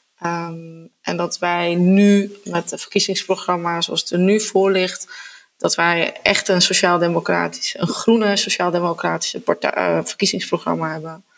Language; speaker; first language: Dutch; native; Dutch